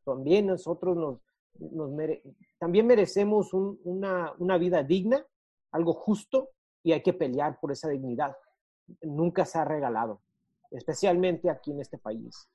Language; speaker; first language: Spanish; early bilingual, heritage; Spanish